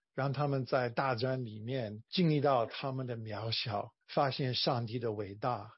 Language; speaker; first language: Chinese; non-native, fluent; English